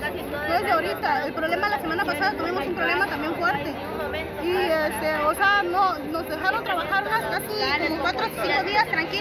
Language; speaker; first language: Spanish; native; Spanish